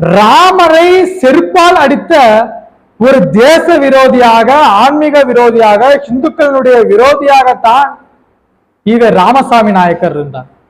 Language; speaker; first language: Tamil; non-native, local second language; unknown